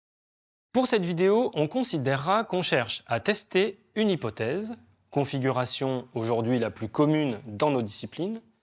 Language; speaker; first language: French; native; French